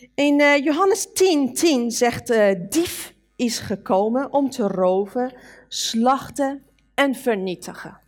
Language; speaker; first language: Dutch; non-native, fluent; Persian